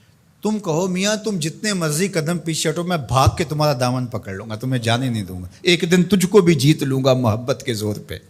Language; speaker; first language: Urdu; non-native, local second language; Punjabi